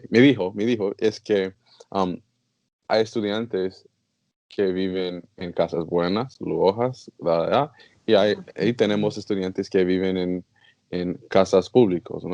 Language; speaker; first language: Spanish; non-native, learner; English